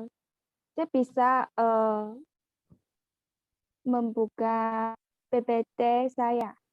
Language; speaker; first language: Indonesian; non-native, learner; Chinese